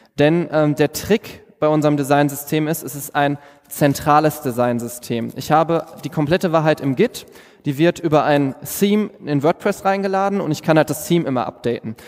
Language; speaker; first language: German; native; German